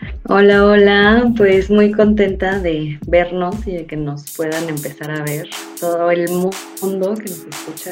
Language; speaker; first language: Spanish; native; Spanish